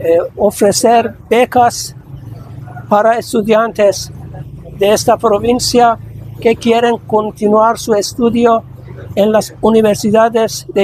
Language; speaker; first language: Spanish; non-native, fluent; Persian